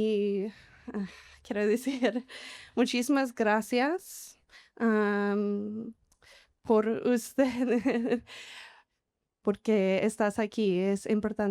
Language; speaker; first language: Spanish; non-native, learner; English